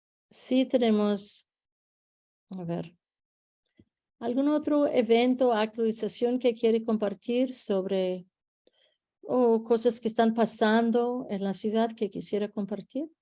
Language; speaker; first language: Spanish; early bilingual, heritage; Spanish